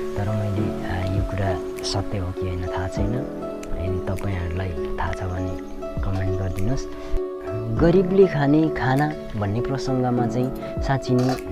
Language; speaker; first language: Nepali; non-native, local second language; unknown